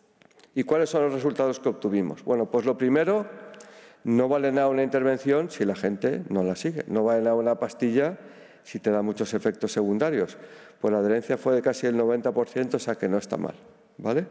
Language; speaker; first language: Spanish; native; Spanish